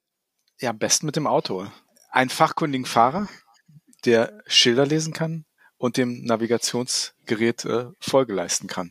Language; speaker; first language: German; native; German